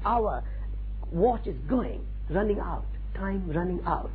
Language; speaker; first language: English; non-native, local second language; Marwari